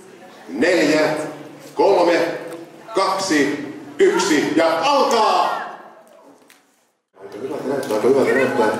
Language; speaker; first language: Finnish; native; Finnish